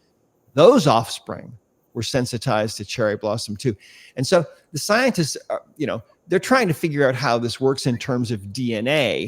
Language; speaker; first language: English; native; English